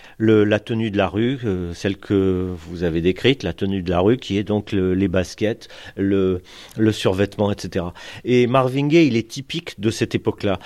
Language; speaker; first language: French; native; French